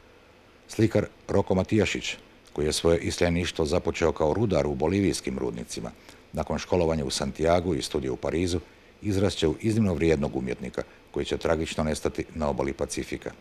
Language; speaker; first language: Bosnian; native; Bosnian